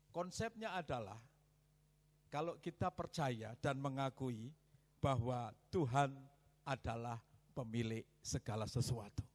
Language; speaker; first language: Indonesian; native; Indonesian